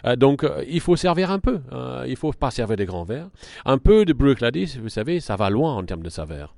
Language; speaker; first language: French; non-native, fluent; English